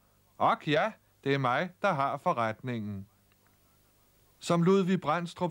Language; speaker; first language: Danish; native; Danish